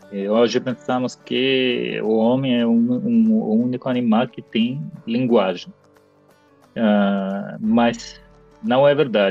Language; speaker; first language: Portuguese; non-native, fluent; Italian